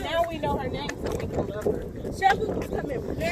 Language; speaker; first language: English; native; English